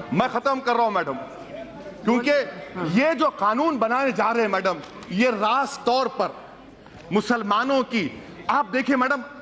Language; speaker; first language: Urdu; native; Urdu